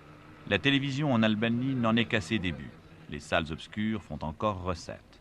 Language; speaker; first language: French; native; French